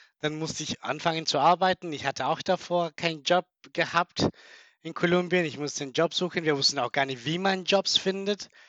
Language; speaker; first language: German; non-native, fluent; Spanish